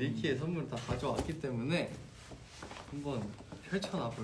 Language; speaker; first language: Korean; native; Korean